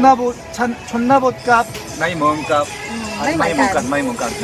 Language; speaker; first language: Thai; non-native, learner; Korean